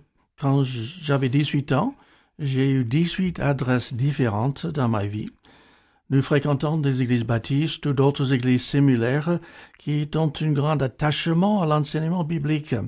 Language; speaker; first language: French; non-native, fluent; English